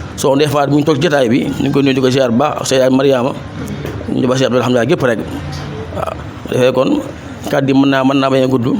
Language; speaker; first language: Wolof; native; Wolof